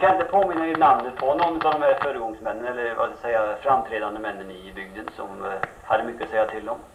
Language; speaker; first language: Swedish; native; Swedish